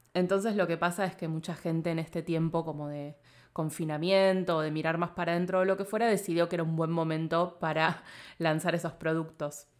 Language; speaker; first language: Spanish; native; Spanish